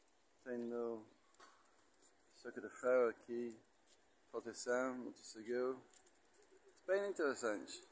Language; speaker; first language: Portuguese; non-native, learner; English